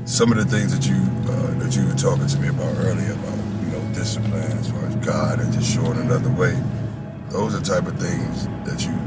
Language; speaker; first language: English; native; English